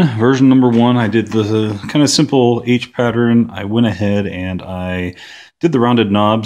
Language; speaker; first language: English; native; English